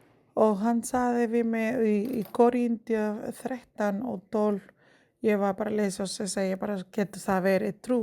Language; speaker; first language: Icelandic; non-native, learner; Spanish